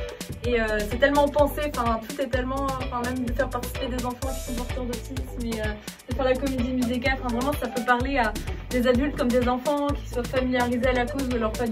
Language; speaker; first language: French; native; French